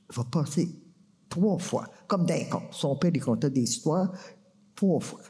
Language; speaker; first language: French; native; French